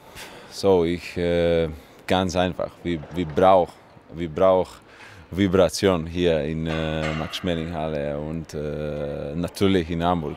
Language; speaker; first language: German; non-native, learner; Russian